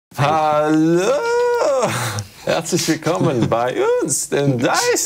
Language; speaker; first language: German; native; German